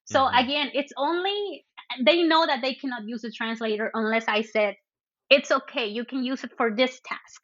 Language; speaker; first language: English; early bilingual, other home language; Spanish